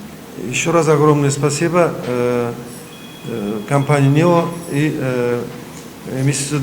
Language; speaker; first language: Russian; non-native, local second language; Uzbek